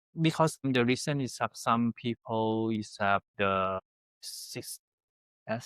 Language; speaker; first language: English; non-native, learner; Thai